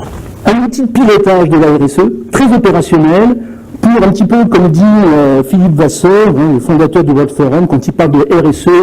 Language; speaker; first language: French; native; French